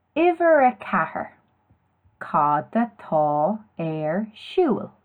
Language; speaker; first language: Irish; non-native, local second language; English